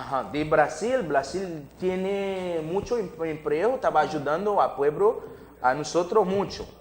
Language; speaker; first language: Spanish; non-native, learner; Haitian Creole